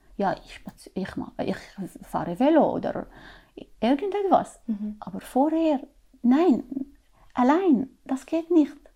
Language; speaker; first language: German; non-native, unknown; Arabic